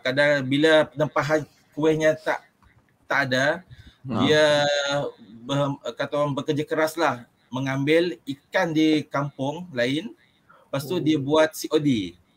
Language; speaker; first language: Malay; native; Malay